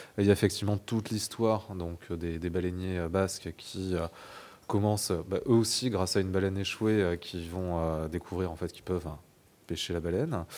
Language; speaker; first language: French; native; French